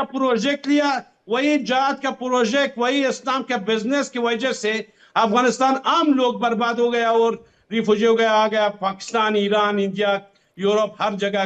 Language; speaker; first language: Hindi; non-native, fluent; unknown